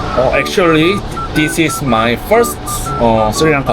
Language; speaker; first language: English; non-native, learner; Korean